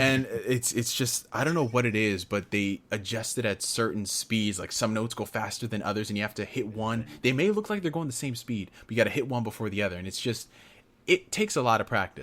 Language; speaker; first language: English; native; English